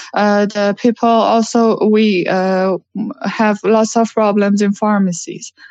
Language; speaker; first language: English; non-native, learner; Persian